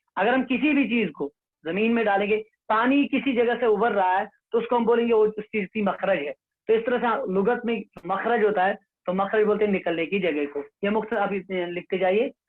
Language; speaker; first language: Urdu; non-native, local second language; Kashmiri